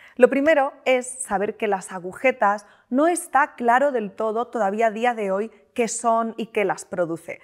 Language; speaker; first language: Spanish; native; Spanish